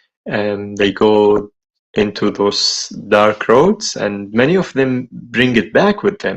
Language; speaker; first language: English; non-native, fluent; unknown